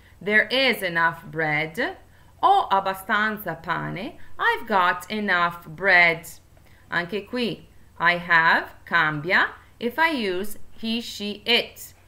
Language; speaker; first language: English; non-native, fluent; Italian